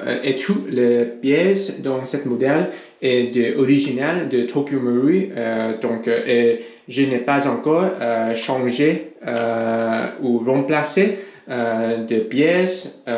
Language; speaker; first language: French; non-native, learner; English